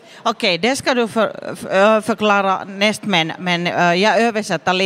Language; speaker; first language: Swedish; non-native, fluent; Finnish